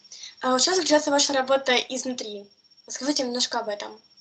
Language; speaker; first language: Russian; native; Russian